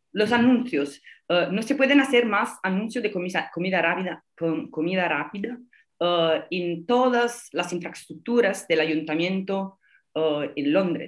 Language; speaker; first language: Spanish; non-native, fluent; Italian